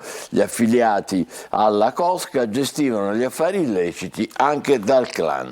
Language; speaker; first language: Italian; native; Italian